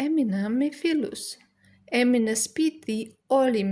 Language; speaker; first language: Greek; non-native, learner; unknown